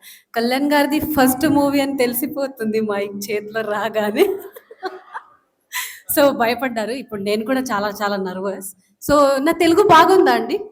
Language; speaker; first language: Telugu; non-native, local second language; Marathi